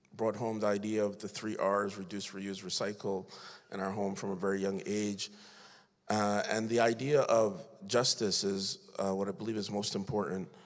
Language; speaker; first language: English; native; English